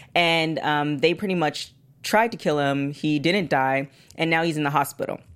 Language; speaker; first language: English; native; English